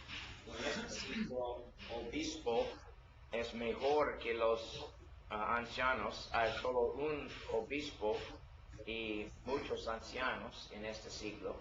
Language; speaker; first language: Spanish; non-native, learner; English